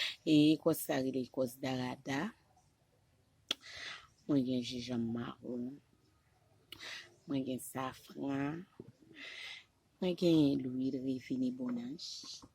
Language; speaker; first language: French; non-native, local second language; Haitian Creole